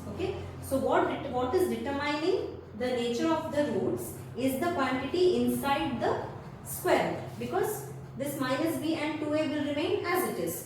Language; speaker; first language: English; non-native, local second language; Hindi